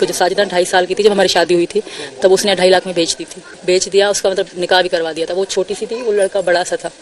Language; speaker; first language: Urdu; non-native, local second language; Sindhi